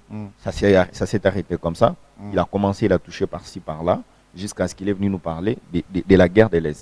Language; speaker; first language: French; non-native, local second language; Lingala